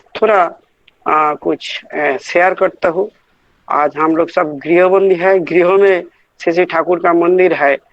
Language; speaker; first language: Hindi; non-native, local second language; Bangla